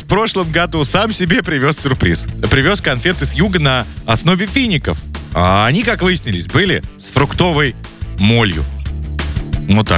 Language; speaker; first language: Russian; native; Russian